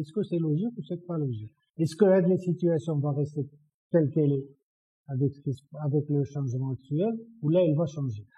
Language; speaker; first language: French; non-native, local second language; Arabic